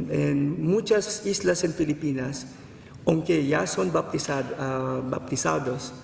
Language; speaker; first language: Spanish; non-native, fluent; Filipino